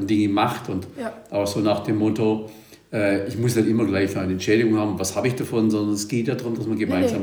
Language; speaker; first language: German; native; German